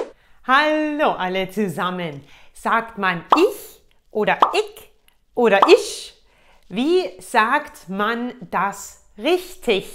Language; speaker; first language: German; native; German